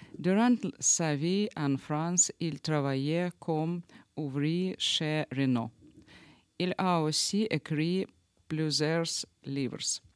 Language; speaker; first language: French; non-native, learner; Ukrainian